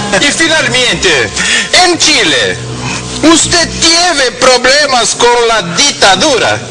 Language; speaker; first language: Spanish; non-native, learner; Portuguese